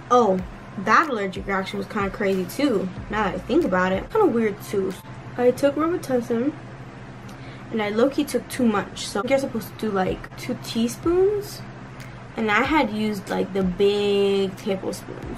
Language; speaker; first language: English; early bilingual, other home language; Spanish